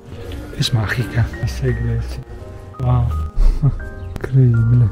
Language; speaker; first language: Spanish; non-native, fluent; Italian